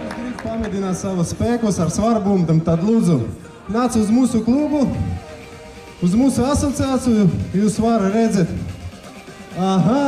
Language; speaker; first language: Latvian; non-native, local second language; Russian